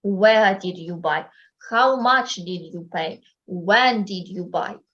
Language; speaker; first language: English; non-native, fluent; Ukrainian